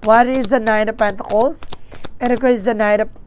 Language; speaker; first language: English; non-native, local second language; Filipino